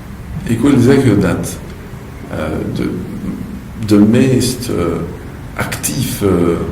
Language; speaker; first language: Dutch; non-native, local second language; French